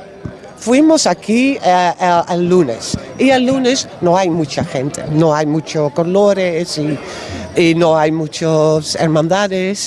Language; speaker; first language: Spanish; non-native, learner; Dutch